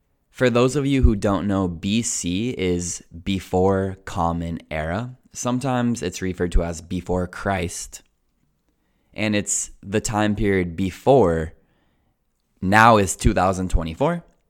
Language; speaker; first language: English; native; English